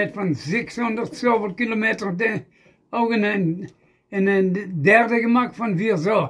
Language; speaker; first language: German; non-native, learner; Dutch